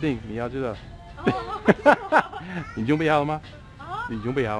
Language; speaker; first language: Chinese; non-native, fluent; English